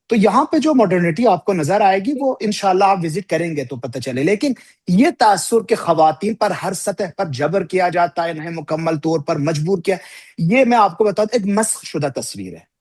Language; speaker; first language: Urdu; non-native, local second language; Balti